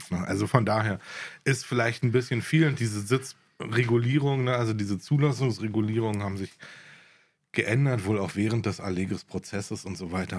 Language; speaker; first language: German; native; German